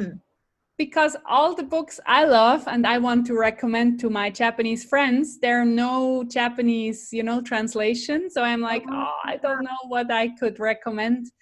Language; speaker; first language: English; non-native, fluent; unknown